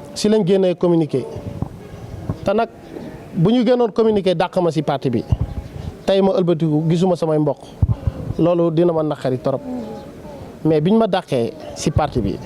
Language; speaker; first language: Wolof; native; Wolof